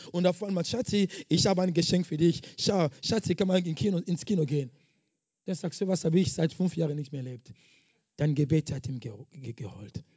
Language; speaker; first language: German; non-native, fluent; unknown